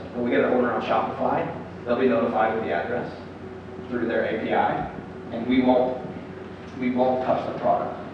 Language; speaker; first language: English; native; English